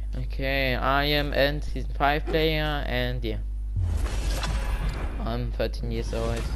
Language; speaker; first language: English; non-native, learner; German